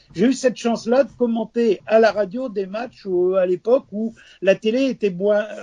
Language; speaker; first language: French; native; French